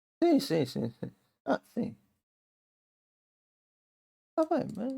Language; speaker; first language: Portuguese; native; Portuguese